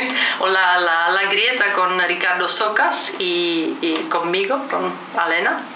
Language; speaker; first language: Spanish; non-native, fluent; Czech